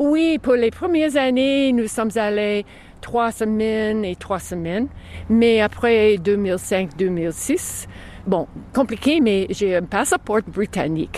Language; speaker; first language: French; non-native, fluent; English